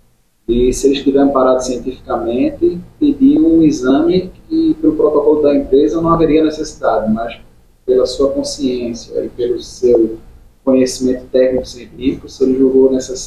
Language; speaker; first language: Portuguese; native; Portuguese